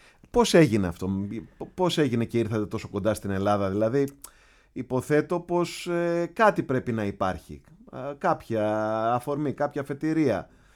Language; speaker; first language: Greek; native; Greek